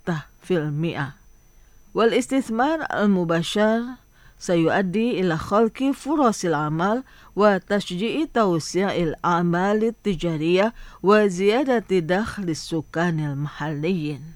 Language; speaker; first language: Arabic; non-native, fluent; Indonesian